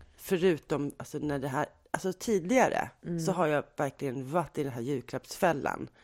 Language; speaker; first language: Swedish; native; Swedish